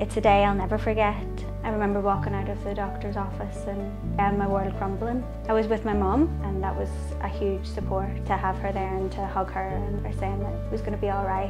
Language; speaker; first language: English; native; English